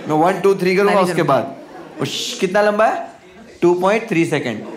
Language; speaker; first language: Hindi; non-native, local second language; Gujarati